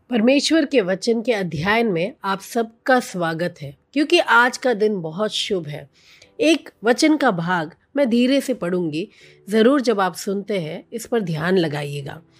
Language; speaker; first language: Hindi; non-native, local second language; Telugu